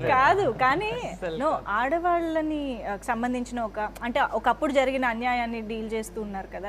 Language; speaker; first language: Telugu; native; Telugu